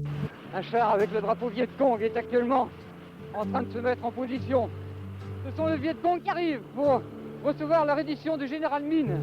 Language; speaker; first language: French; native; French